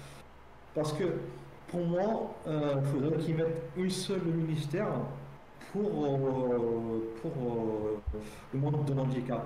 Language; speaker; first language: French; native; French